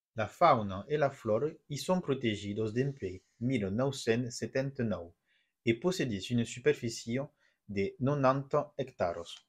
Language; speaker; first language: Occitan; non-native, local second language; French